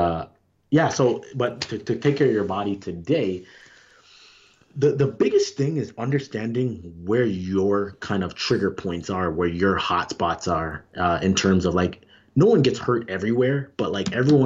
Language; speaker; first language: English; native; English